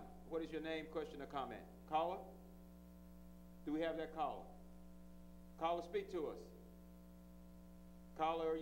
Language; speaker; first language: English; native; English